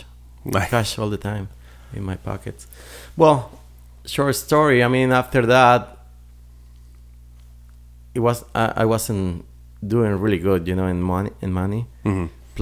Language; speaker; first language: English; non-native, fluent; Spanish